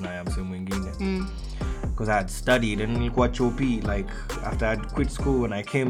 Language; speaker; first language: English; non-native, local second language; Swahili